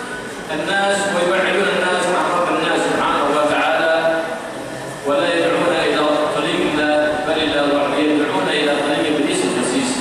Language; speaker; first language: Arabic; native; Arabic